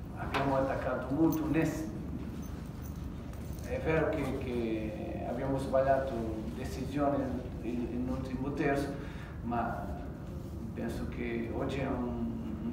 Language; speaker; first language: Italian; non-native, fluent; Portuguese